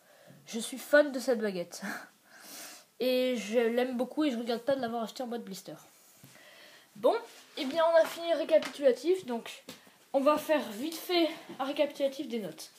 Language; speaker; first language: French; native; French